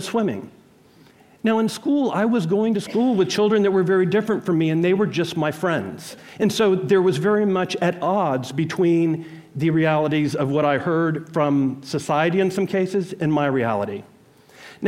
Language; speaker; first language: English; native; English